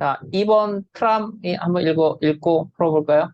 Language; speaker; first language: Korean; native; Korean